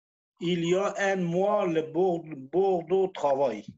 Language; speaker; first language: French; non-native, learner; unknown